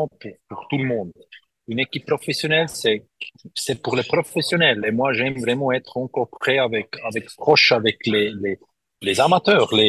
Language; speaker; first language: French; non-native, learner; German